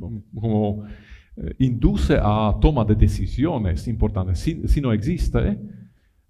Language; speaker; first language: Spanish; non-native, fluent; Italian